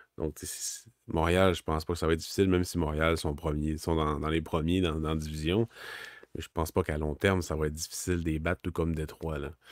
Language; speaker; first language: French; native; French